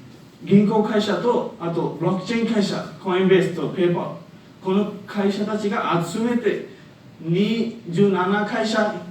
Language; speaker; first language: Japanese; non-native, learner; Bangla